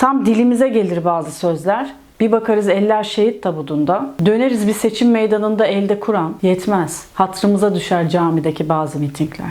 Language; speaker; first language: Turkish; native; Turkish